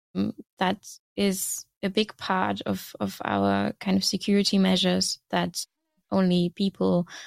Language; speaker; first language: English; non-native, fluent; German